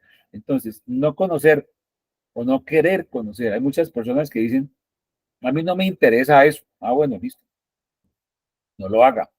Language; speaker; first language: Spanish; native; Spanish